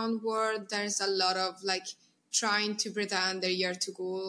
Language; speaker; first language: English; non-native, fluent; Italian